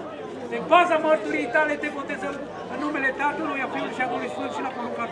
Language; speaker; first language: Romanian; native; Romanian